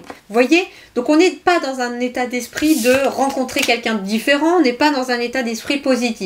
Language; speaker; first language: French; native; French